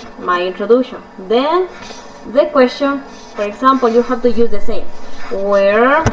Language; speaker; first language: English; non-native, fluent; Spanish